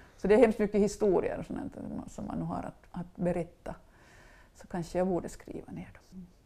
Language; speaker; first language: Swedish; native; Swedish